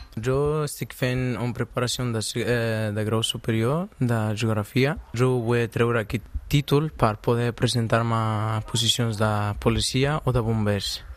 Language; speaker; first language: Catalan; non-native, fluent; Arabic